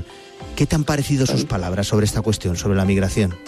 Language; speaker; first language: Spanish; native; Spanish